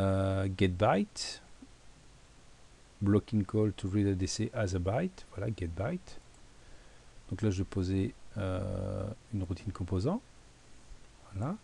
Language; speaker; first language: French; native; French